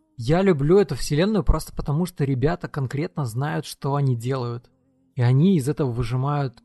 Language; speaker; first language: Russian; native; Russian